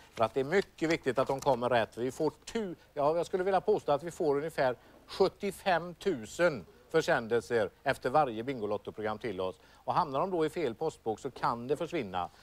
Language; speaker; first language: Swedish; native; Swedish